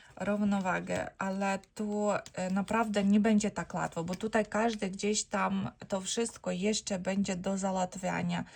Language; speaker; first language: Polish; non-native, learner; Ukrainian